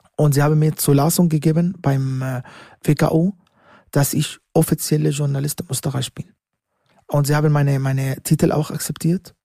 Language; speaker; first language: German; non-native, learner; Arabic